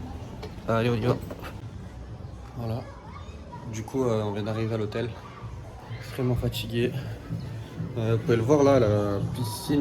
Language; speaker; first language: French; native; French